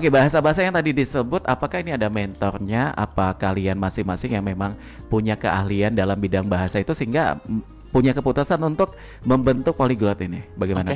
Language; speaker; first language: Indonesian; native; Indonesian